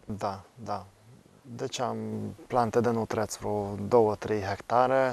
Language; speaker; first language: Romanian; non-native, local second language; Hungarian